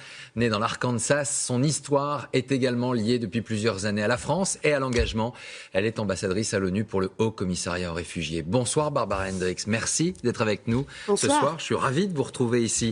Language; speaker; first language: French; native; French